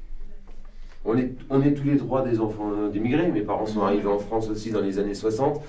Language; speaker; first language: French; native; French